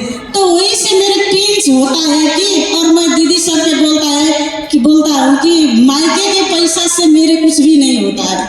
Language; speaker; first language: Hindi; non-native, learner; Nepali